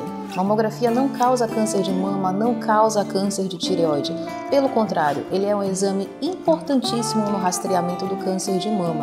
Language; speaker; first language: Portuguese; native; Portuguese